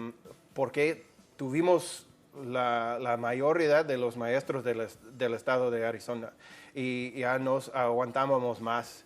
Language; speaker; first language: Spanish; non-native, fluent; English